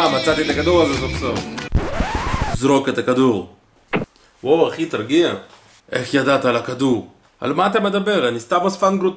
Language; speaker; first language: Hebrew; native; Hebrew